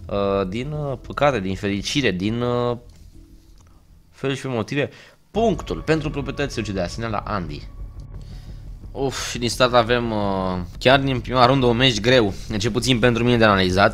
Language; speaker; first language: Romanian; native; Romanian